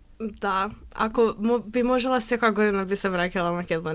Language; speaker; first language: Macedonian; early bilingual, heritage; Macedonian